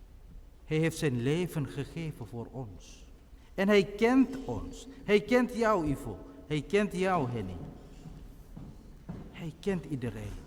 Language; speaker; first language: Dutch; non-native, fluent; Indonesian